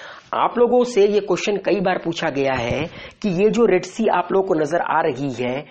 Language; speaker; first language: Hindi; native; Hindi